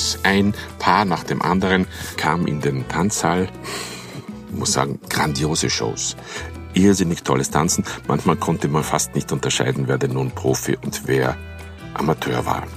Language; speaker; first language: German; native; German